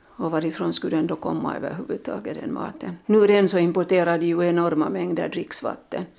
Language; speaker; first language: Swedish; native; Swedish